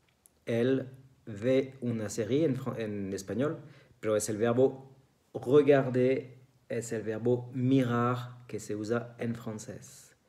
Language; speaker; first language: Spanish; non-native, fluent; French